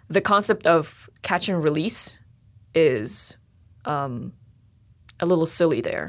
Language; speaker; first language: English; non-native, fluent; Russian